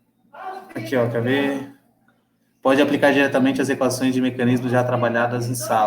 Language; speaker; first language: Portuguese; native; Portuguese